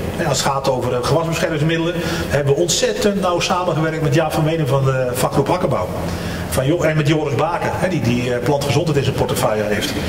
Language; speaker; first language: Dutch; native; Dutch